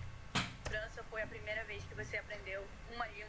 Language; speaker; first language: Portuguese; early bilingual, heritage; Portuguese